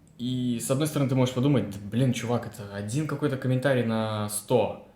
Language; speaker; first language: Russian; native; Russian